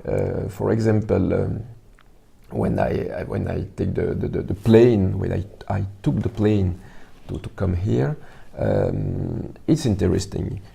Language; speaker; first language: English; non-native, learner; French